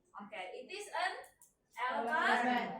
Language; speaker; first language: English; non-native, learner; Indonesian